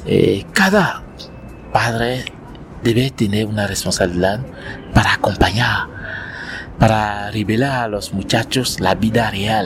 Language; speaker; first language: Spanish; non-native, learner; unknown